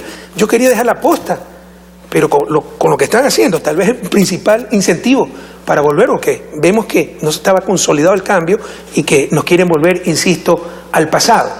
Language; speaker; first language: Spanish; native; Spanish